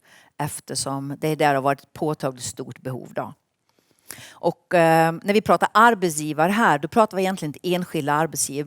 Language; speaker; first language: Swedish; native; Swedish